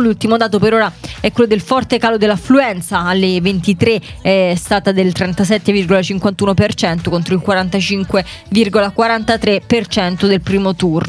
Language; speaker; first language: Italian; native; Italian